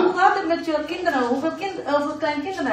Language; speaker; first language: Dutch; non-native, fluent; Indonesian